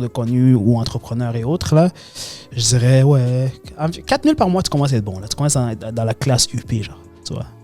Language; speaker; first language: French; native; French